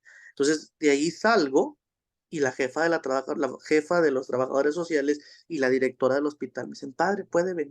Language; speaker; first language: Spanish; native; Spanish